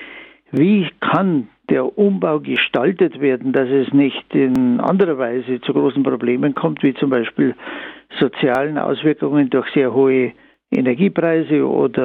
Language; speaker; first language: German; native; German